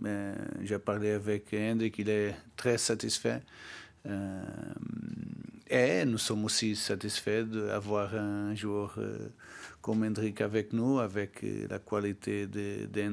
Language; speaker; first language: French; non-native, fluent; Portuguese